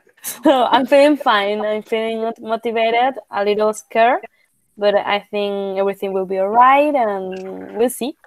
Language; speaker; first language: English; non-native, fluent; Italian